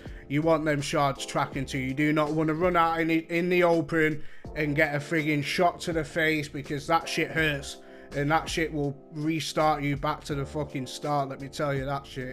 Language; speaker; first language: English; native; English